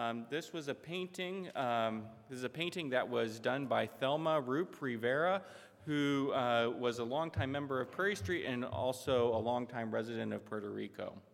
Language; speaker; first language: English; native; English